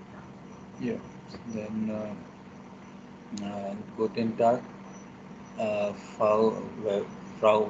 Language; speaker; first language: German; non-native, learner; Hindi